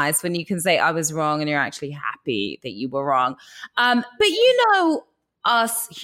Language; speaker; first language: English; native; English